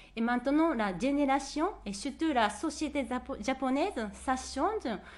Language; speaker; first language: French; non-native, fluent; Japanese